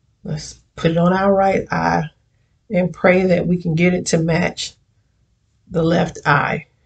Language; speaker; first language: English; native; English